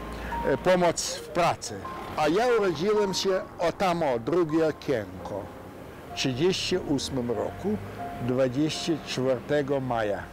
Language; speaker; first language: Polish; non-native, local second language; Yiddish